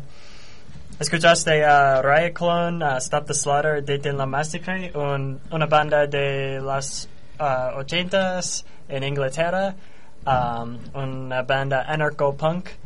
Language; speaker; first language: Spanish; non-native, learner; English